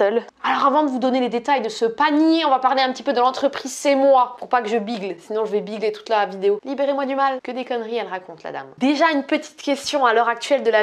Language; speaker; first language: French; native; French